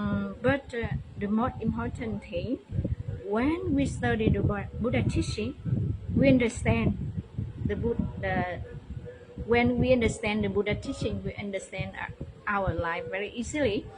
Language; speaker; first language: English; non-native, learner; Vietnamese